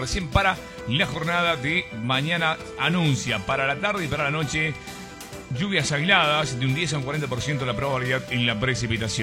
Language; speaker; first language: Spanish; native; Spanish